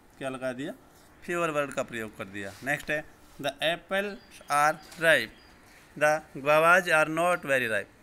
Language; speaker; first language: Hindi; native; Hindi